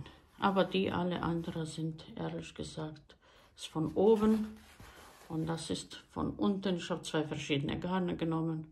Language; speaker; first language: German; non-native, learner; Croatian